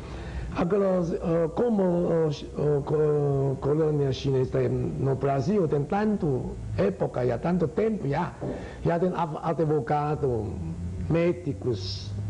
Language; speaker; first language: Portuguese; non-native, learner; Chinese